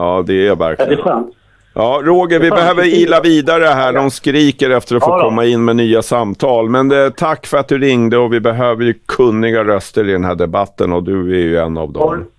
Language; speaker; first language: Swedish; native; Swedish